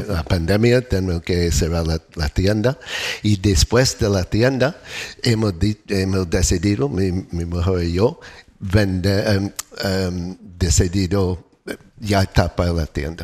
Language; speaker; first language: Spanish; non-native, learner; English